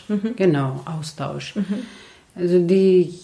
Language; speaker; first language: German; non-native, fluent; Turkish